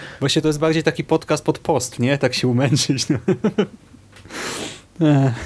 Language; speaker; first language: Polish; native; Polish